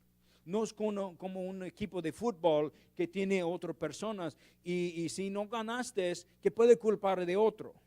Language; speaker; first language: Spanish; non-native, learner; English